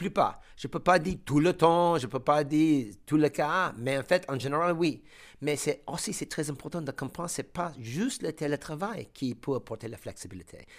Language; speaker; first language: French; non-native, fluent; English